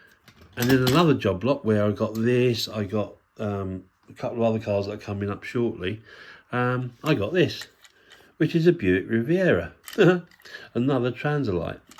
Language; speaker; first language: English; native; English